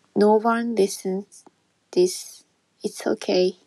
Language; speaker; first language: English; non-native, learner; Japanese